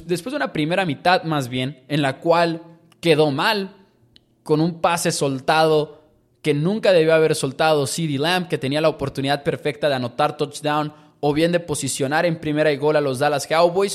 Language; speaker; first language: Spanish; native; Spanish